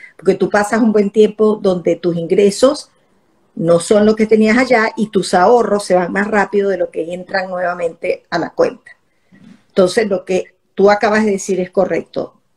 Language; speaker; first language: Spanish; native; Spanish